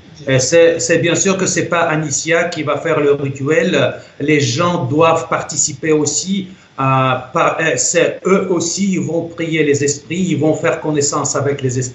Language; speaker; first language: French; non-native, fluent; Russian